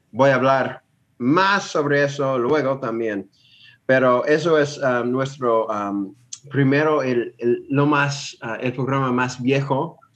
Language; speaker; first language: Spanish; non-native, fluent; English